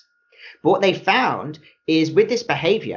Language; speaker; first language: English; native; English